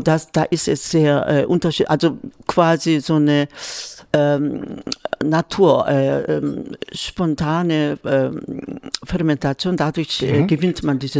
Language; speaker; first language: German; non-native, fluent; Korean